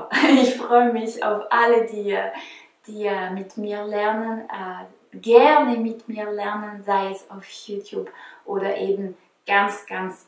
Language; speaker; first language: German; non-native, fluent; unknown